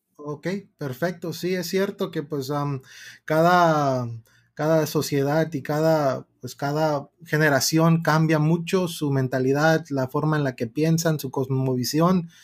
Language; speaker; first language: Spanish; early bilingual, heritage; Spanish